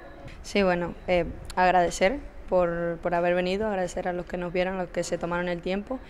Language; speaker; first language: Spanish; native; Spanish